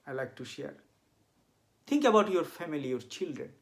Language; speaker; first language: English; non-native, local second language; Bangla